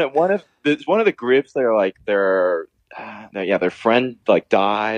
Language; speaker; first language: English; native; English